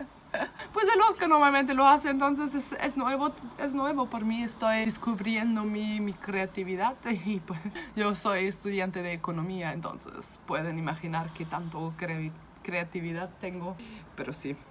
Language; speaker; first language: Spanish; non-native, fluent; German